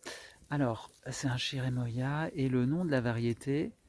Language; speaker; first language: French; native; French